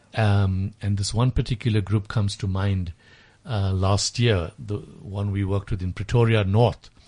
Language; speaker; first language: English; native; English